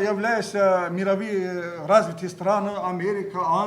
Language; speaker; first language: Russian; native; Russian